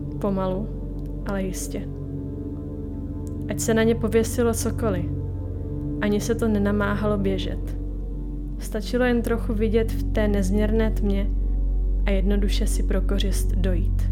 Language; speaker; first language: Czech; native; Czech